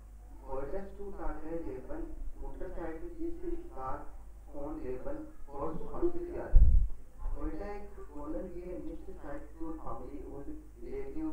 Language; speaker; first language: German; non-native, learner; Hindi